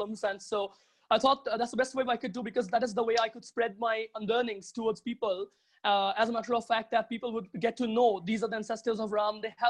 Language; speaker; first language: English; non-native, local second language; Bangla